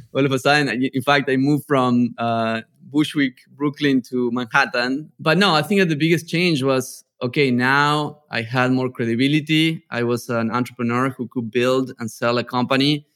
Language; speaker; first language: English; non-native, fluent; Spanish